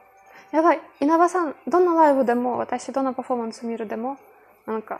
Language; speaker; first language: Japanese; non-native, fluent; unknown